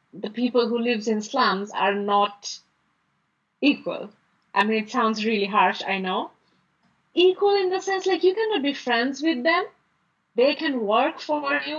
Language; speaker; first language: English; non-native, local second language; Bangla